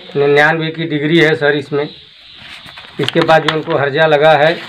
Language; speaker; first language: Hindi; native; Hindi